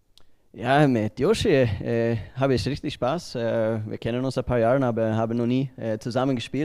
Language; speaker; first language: German; non-native, learner; Swedish